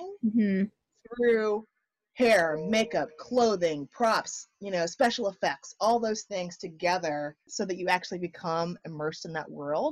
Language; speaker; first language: English; native; English